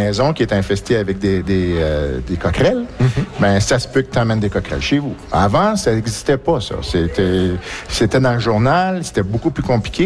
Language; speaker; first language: French; native; French